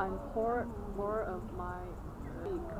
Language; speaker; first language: English; non-native, learner; Chinese